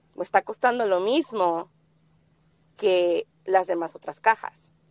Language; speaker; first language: Spanish; early bilingual, heritage; Spanish